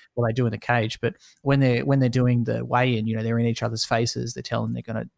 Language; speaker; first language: English; native; English